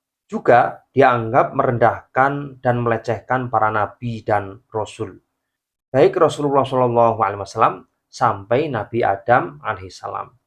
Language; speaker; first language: Indonesian; native; Indonesian